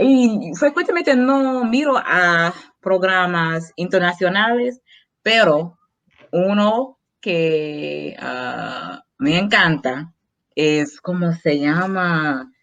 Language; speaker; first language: Spanish; non-native, fluent; English